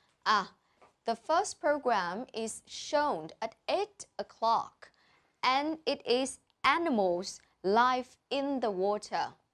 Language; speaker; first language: English; non-native, fluent; Vietnamese